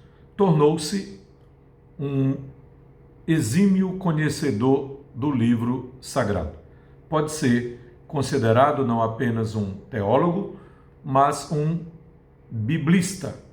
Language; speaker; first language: Portuguese; native; Portuguese